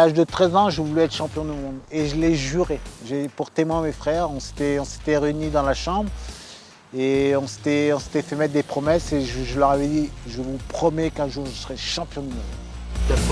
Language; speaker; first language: French; native; French